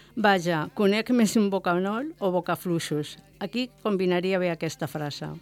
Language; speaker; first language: Catalan; non-native, learner; Spanish